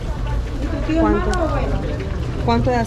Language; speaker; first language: Spanish; native; Spanish